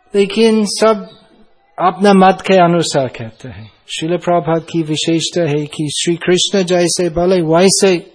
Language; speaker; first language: Hindi; non-native, fluent; English